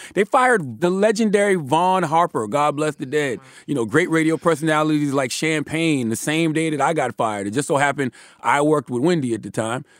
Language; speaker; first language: English; native; English